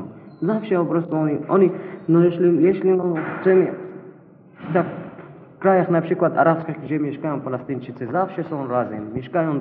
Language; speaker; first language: Polish; non-native, learner; Arabic